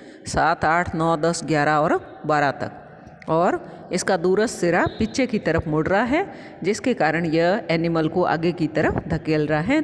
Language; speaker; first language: Hindi; native; Hindi